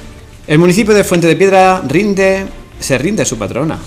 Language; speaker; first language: Spanish; native; Spanish